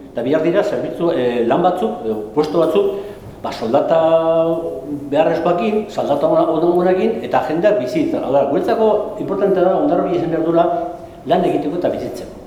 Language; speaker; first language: Basque; non-native, local second language; Spanish